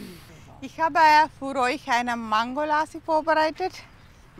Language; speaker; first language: German; non-native, learner; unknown